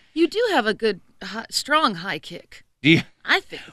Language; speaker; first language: English; native; English